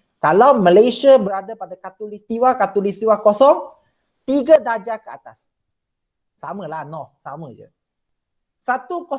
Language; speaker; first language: Malay; non-native, local second language; Chinese